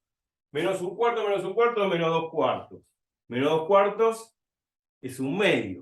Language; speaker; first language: Spanish; native; Spanish